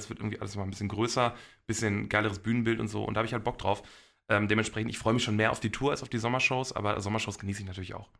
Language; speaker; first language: German; early bilingual, other home language; Polish